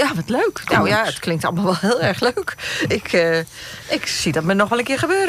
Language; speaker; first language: Dutch; native; Dutch